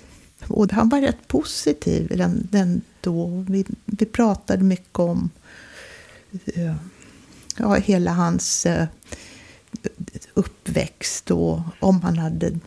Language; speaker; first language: Swedish; native; Swedish